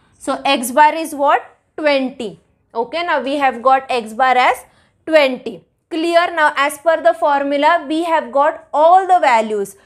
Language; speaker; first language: English; non-native, local second language; Marathi